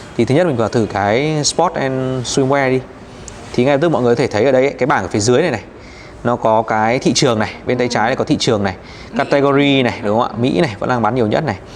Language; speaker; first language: Vietnamese; native; Vietnamese